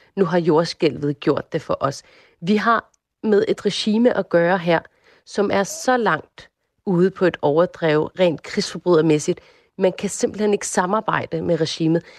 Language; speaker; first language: Danish; early bilingual, other home language; Arabic